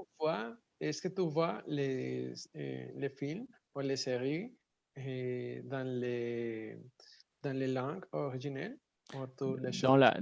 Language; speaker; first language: French; non-native, learner; Spanish